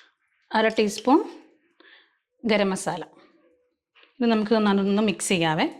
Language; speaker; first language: Malayalam; native; Malayalam